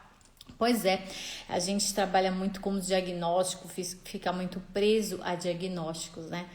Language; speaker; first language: Portuguese; native; Portuguese